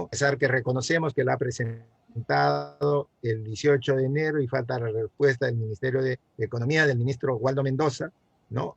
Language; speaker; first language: Spanish; native; Spanish